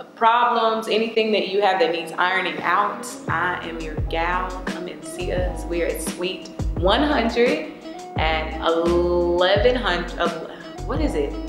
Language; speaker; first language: English; native; English